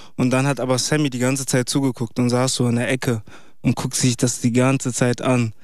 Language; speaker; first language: German; early bilingual, other home language; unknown